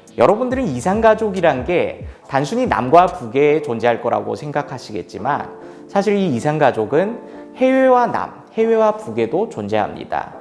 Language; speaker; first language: Korean; native; Korean